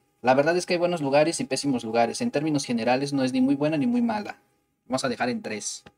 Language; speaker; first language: Spanish; native; Spanish